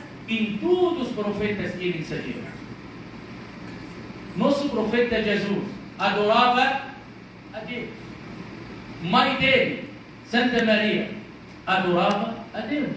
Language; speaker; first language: Portuguese; non-native, learner; Arabic